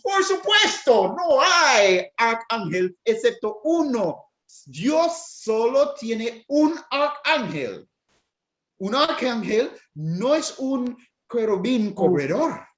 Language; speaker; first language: Spanish; non-native, fluent; English